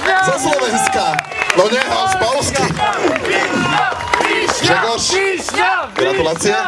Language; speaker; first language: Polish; non-native, learner; Slovak